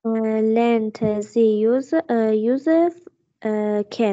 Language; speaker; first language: German; non-native, learner; Persian